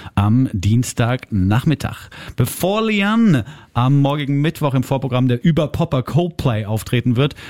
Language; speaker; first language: German; native; German